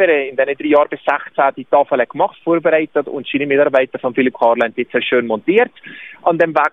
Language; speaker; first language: German; native; German